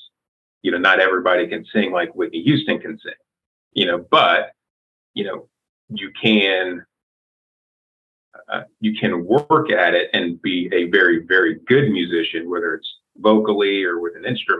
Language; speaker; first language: English; native; English